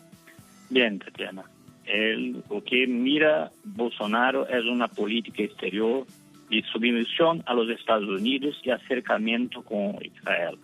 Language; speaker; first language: Spanish; non-native, fluent; Portuguese